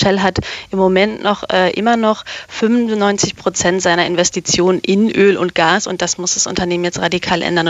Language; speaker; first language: German; native; German